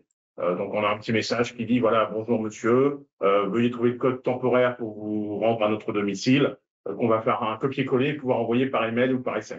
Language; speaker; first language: French; native; French